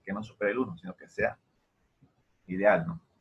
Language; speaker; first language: Spanish; native; Spanish